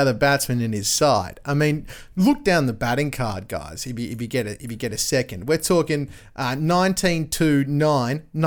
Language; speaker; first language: English; native; English